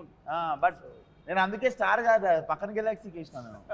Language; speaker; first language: Telugu; native; Telugu